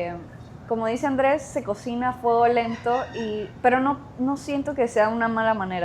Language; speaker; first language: Spanish; native; Spanish